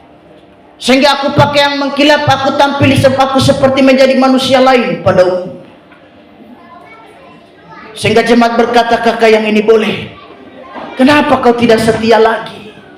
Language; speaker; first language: Indonesian; native; Indonesian